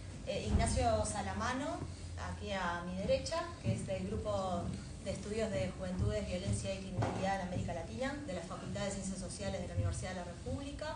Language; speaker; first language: Spanish; native; Spanish